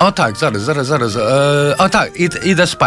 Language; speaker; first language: Polish; non-native, learner; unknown